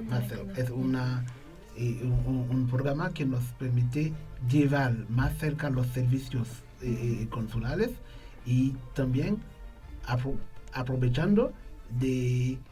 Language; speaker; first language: Spanish; non-native, fluent; Haitian Creole